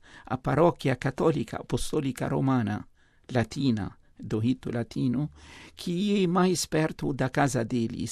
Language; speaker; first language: Portuguese; non-native, fluent; Arabic